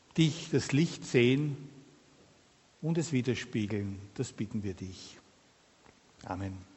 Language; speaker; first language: German; native; German